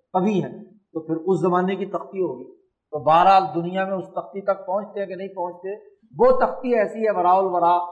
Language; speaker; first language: Urdu; non-native, local second language; Punjabi